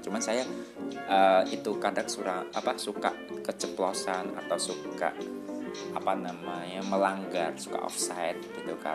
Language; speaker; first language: Indonesian; early bilingual, heritage; Indonesian